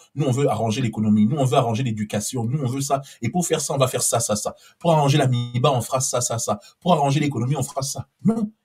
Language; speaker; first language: French; non-native, local second language; Lingala